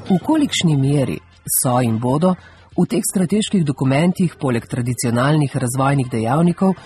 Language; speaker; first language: Slovenian; native; Slovenian